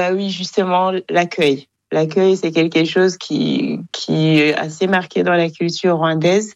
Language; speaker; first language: French; non-native, local second language; Kinyarwanda